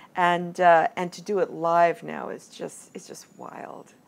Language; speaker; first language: English; native; English